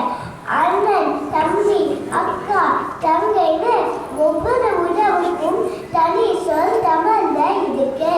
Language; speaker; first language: Tamil; early bilingual, heritage; Tamil